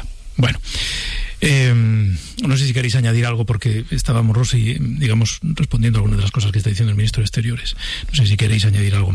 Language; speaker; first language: Spanish; native; Spanish